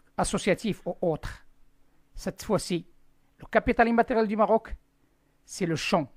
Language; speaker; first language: French; non-native, local second language; Arabic